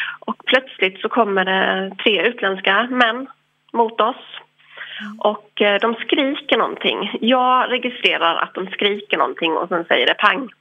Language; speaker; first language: Swedish; early bilingual, other home language; English